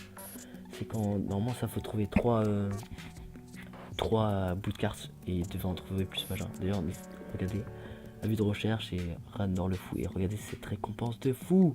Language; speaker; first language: French; native; French